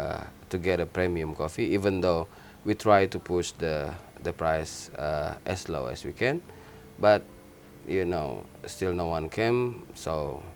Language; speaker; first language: English; non-native, learner; Indonesian